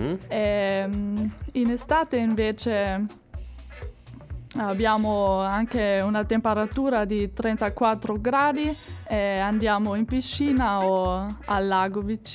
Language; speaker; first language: Italian; non-native, fluent; German